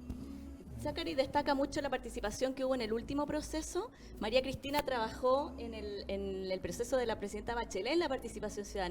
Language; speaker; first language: Spanish; native; Spanish